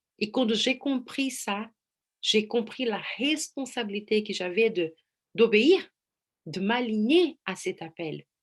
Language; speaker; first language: French; non-native, fluent; Portuguese